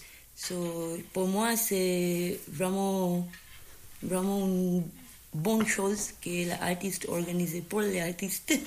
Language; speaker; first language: French; non-native, learner; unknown